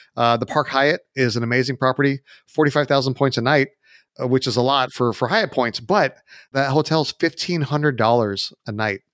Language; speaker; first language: English; native; English